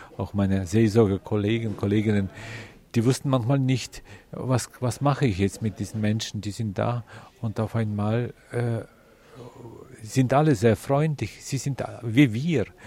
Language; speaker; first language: German; non-native, fluent; Ukrainian